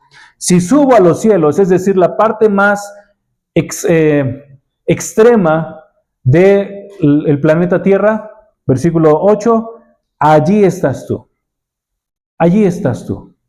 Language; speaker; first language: Spanish; native; Spanish